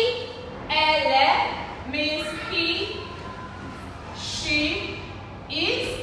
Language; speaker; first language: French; non-native, learner; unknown